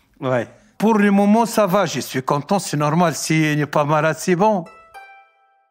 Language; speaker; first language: French; non-native, learner; Arabic